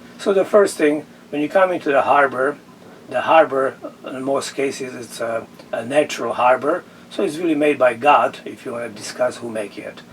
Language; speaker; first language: English; non-native, fluent; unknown